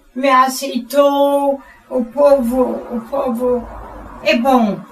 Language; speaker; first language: Portuguese; non-native, fluent; German